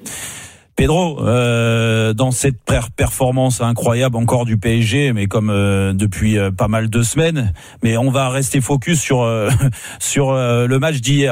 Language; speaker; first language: French; native; French